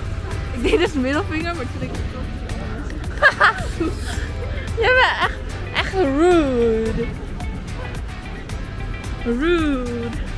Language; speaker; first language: Dutch; early bilingual, other home language; Chinese